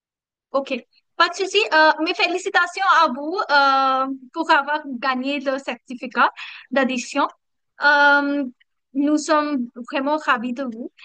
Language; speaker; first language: French; non-native, learner; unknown